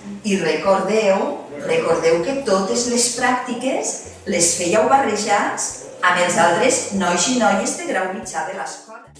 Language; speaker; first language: Catalan; native; Catalan